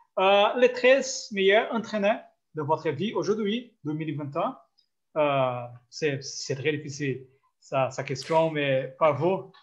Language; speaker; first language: French; non-native, fluent; Portuguese